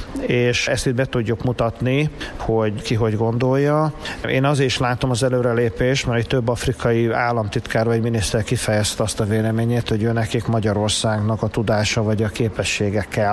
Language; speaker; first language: Hungarian; native; Hungarian